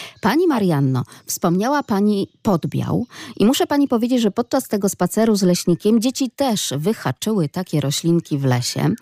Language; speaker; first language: Polish; native; Polish